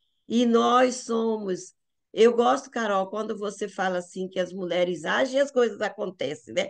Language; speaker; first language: Portuguese; native; Portuguese